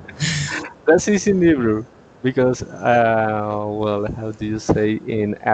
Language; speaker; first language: English; non-native, learner; Spanish